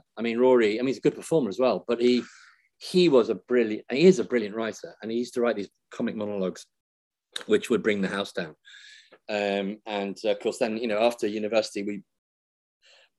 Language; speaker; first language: English; native; English